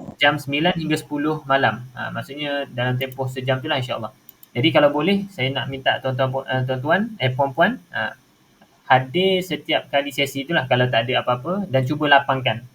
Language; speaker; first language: Malay; native; Malay